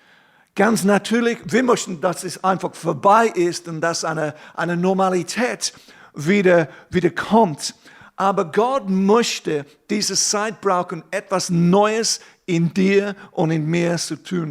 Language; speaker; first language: German; non-native, fluent; English